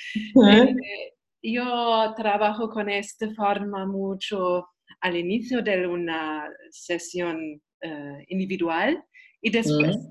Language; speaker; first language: Spanish; non-native, learner; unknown